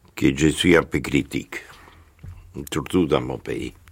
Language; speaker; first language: French; non-native, fluent; Spanish